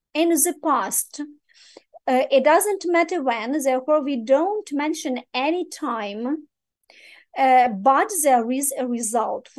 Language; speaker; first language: English; non-native, fluent; Ukrainian